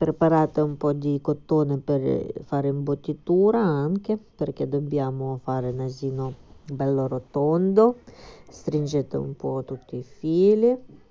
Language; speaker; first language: Italian; non-native, fluent; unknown